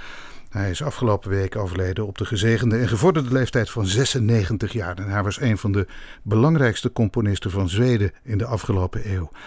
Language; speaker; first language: Dutch; native; Dutch